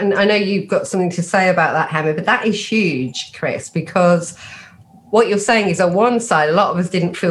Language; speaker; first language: English; native; English